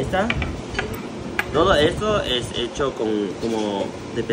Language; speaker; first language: Spanish; non-native, learner; Chinese